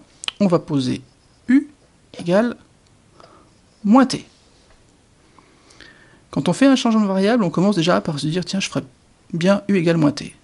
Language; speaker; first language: French; native; French